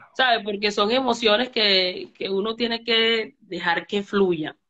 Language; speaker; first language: Spanish; native; Spanish